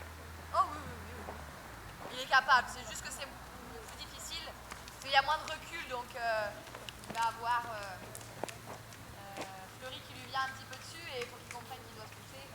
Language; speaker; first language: French; native; French